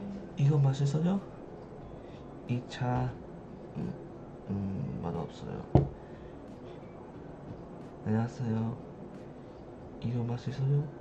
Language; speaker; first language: Korean; non-native, learner; English